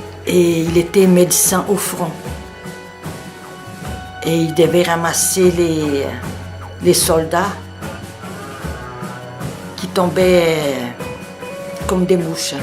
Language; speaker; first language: French; non-native, fluent; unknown